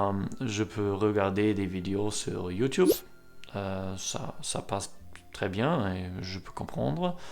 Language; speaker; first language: French; non-native, learner; German